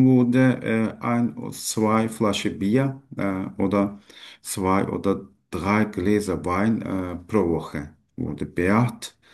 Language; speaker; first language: German; non-native, learner; Turkish